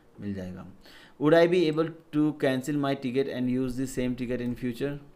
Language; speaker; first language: Hindi; native; Hindi